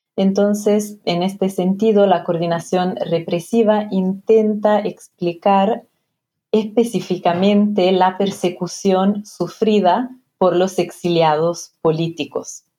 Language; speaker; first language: Spanish; non-native, fluent; Italian